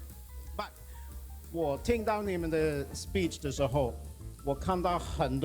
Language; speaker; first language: Chinese; non-native, fluent; Swedish